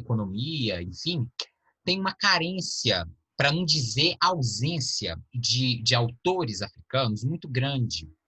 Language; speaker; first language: Portuguese; native; Portuguese